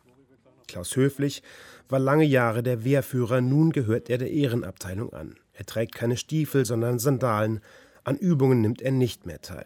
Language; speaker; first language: German; native; German